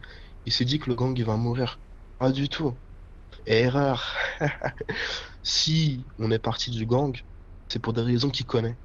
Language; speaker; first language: French; native; French